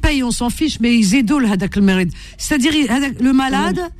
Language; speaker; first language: French; native; French